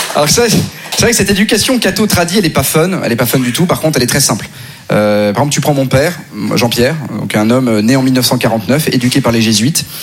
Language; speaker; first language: French; native; French